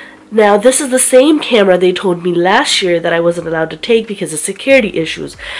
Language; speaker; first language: English; early bilingual, other home language; Hindi